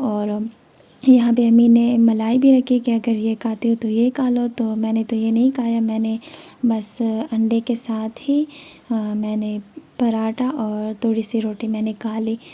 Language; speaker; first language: Urdu; non-native, local second language; Pashto